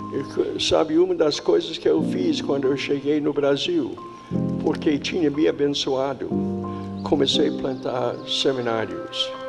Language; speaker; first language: Portuguese; non-native, fluent; English